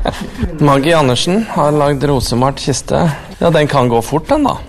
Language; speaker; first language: Norwegian; native; Norwegian